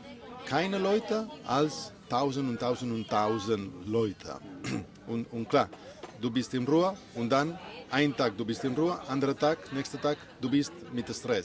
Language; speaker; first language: German; non-native, learner; Spanish